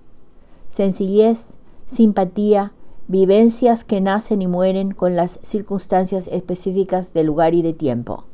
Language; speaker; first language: Spanish; native; Spanish